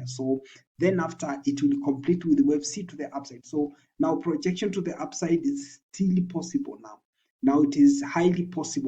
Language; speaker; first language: English; non-native, local second language; Swahili